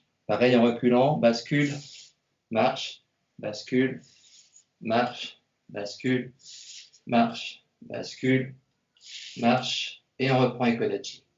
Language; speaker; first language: French; native; French